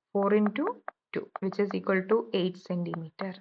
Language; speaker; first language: English; non-native, local second language; Malayalam